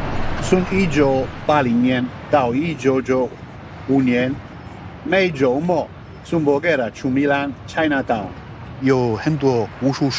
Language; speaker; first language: Chinese; non-native, learner; Italian